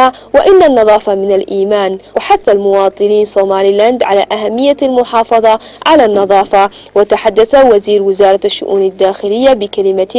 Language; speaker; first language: Arabic; non-native, local second language; Somali